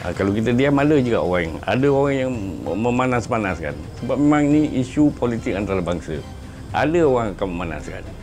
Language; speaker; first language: Malay; native; Malay